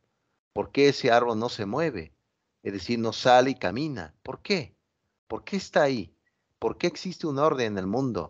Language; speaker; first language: Spanish; native; Spanish